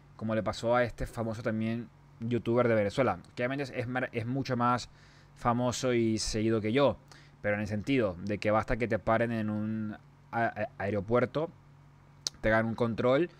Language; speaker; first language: Spanish; native; Spanish